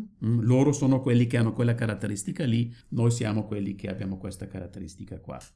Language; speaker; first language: Italian; non-native, fluent; German